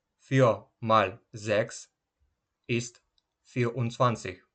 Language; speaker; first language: German; non-native, learner; Ukrainian